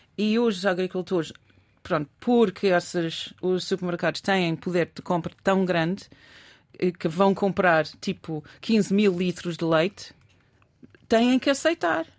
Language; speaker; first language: Portuguese; non-native, fluent; English